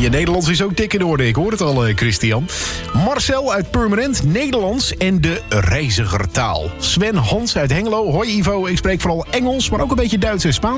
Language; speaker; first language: Dutch; native; Dutch